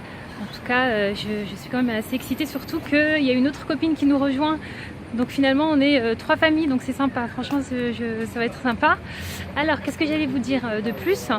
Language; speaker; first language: French; native; French